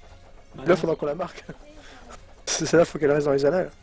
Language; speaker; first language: French; native; French